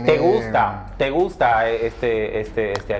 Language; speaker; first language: Spanish; native; Spanish